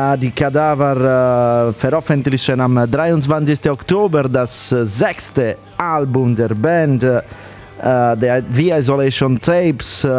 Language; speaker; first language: German; non-native, fluent; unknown